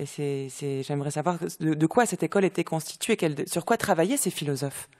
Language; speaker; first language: French; native; French